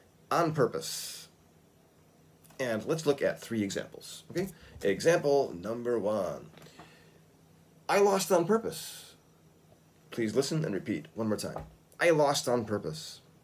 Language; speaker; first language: English; native; English